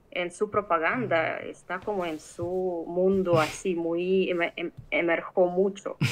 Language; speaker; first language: Spanish; non-native, fluent; Ukrainian